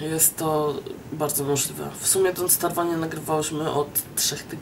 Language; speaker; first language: Polish; native; Polish